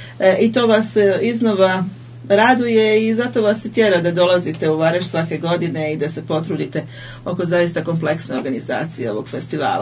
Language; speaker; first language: Serbian; native; Serbian